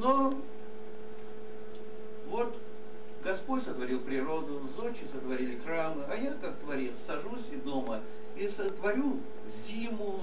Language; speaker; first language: Russian; native; Russian